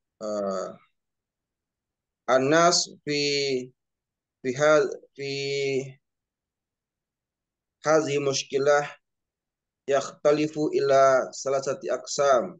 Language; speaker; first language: Arabic; non-native, learner; Indonesian